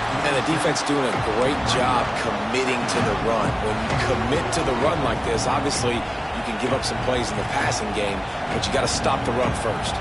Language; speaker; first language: English; native; English